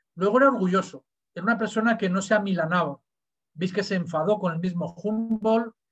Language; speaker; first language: Spanish; native; Spanish